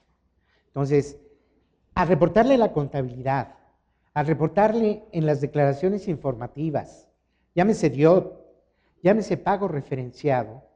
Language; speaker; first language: Spanish; native; Spanish